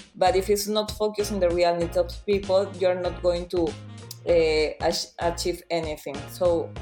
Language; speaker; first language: English; non-native, fluent; Spanish